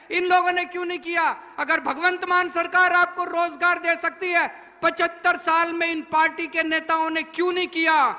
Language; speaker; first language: Hindi; native; Hindi